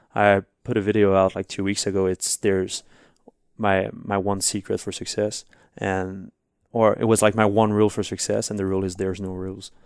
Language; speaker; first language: English; non-native, fluent; French